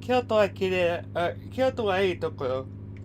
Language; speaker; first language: Japanese; non-native, learner; English